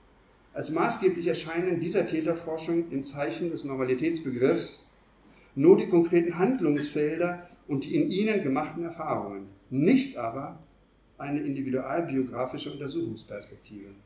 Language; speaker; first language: German; native; German